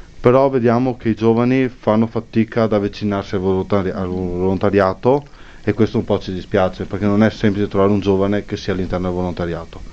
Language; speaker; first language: Italian; native; Italian